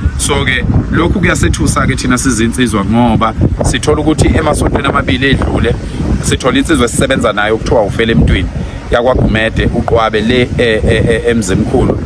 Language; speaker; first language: Zulu; native; Zulu